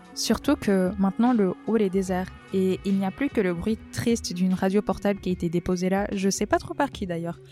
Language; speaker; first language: French; native; French